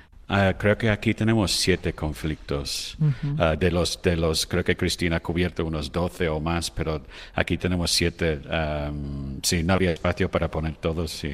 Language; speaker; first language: Spanish; non-native, fluent; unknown